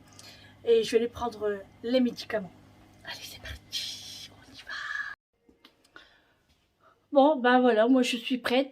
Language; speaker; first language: French; native; French